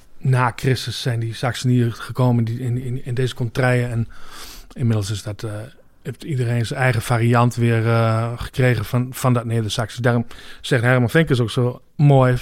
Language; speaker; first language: Dutch; native; Dutch